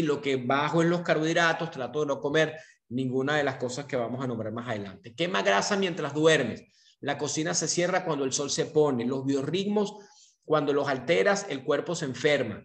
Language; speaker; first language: Spanish; native; Spanish